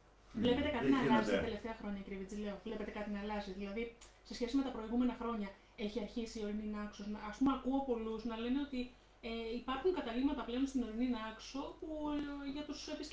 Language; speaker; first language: Greek; native; Greek